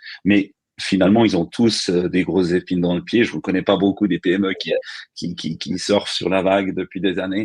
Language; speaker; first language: French; native; French